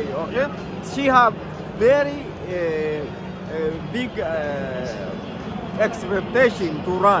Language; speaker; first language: English; non-native, learner; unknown